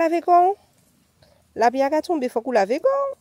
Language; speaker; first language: French; native; French